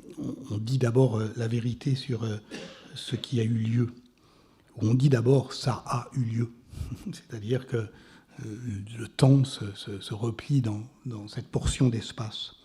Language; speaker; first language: French; native; French